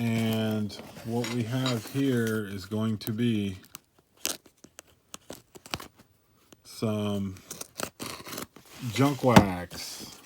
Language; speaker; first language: English; native; English